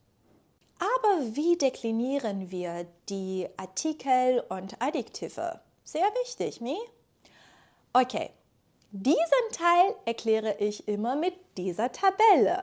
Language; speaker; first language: German; native; German